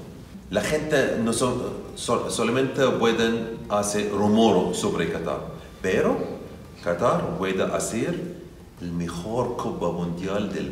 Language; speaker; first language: Spanish; non-native, learner; Arabic